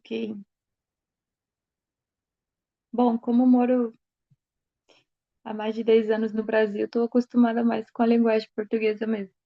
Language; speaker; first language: Portuguese; non-native, fluent; Spanish